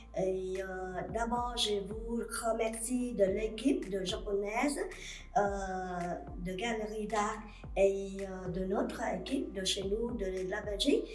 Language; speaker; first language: French; non-native, learner; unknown